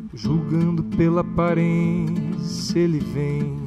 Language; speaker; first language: Portuguese; native; Portuguese